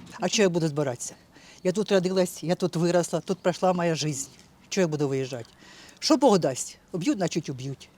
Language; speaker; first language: Ukrainian; native; Ukrainian